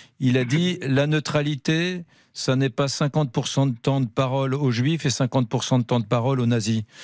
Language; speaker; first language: French; native; French